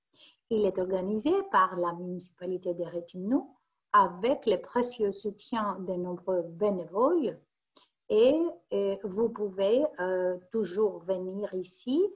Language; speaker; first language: French; non-native, fluent; Greek